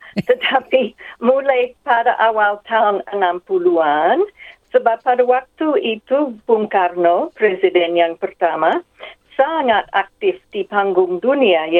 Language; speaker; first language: Indonesian; non-native, fluent; English